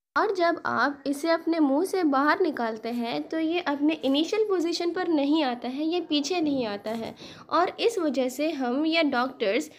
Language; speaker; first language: Hindi; native; Hindi